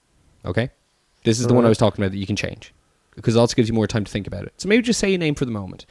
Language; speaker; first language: English; native; English